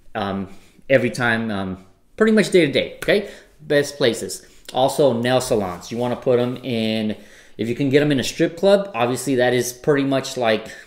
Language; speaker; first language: English; native; English